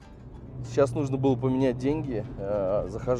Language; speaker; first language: Russian; native; Russian